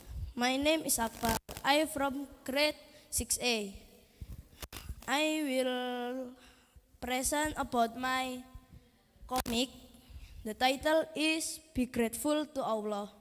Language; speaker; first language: English; non-native, learner; Indonesian